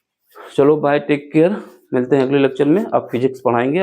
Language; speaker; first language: Hindi; native; Hindi